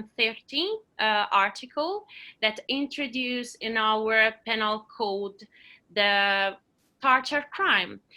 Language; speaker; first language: English; non-native, learner; Italian